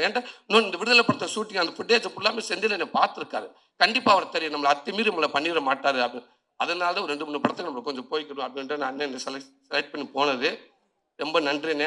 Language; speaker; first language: Tamil; native; Tamil